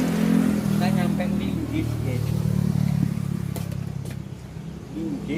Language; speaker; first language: Indonesian; non-native, local second language; Javanese